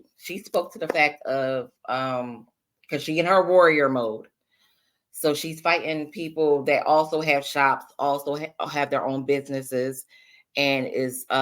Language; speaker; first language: English; native; English